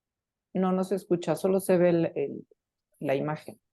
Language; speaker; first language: Spanish; native; Spanish